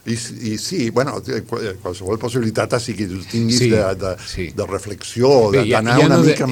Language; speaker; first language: Catalan; non-native, fluent; Spanish